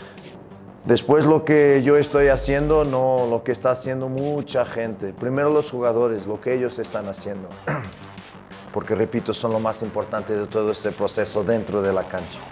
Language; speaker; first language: Spanish; non-native, fluent; Portuguese